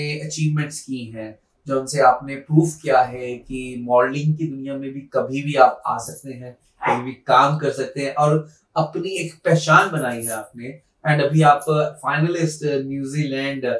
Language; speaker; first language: Hindi; native; Hindi